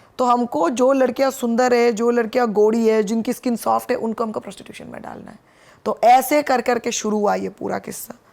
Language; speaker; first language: Hindi; non-native, local second language; Bangla